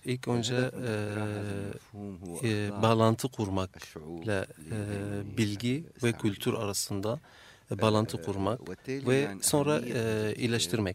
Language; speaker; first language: Turkish; non-native, fluent; Arabic